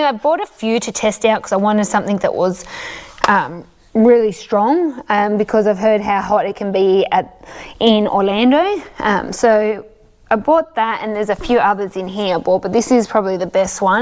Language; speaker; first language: English; native; English